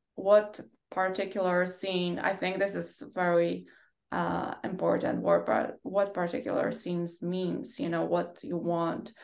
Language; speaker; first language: English; non-native, fluent; Polish